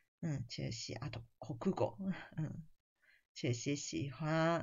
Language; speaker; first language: Chinese; non-native, fluent; Japanese